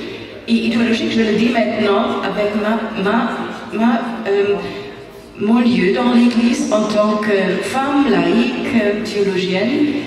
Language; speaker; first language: French; non-native, fluent; German